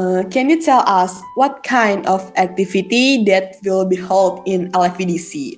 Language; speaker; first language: English; non-native, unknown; Indonesian